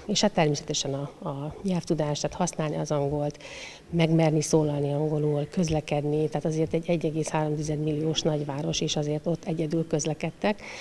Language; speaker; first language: Hungarian; native; Hungarian